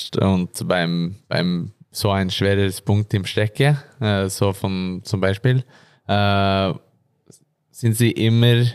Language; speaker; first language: German; non-native, learner; Norwegian